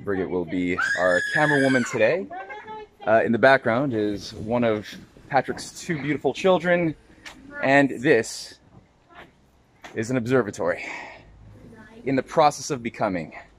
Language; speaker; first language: English; native; English